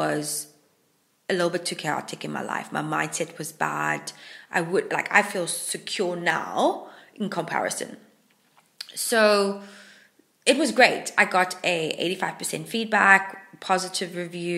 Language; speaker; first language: English; native; English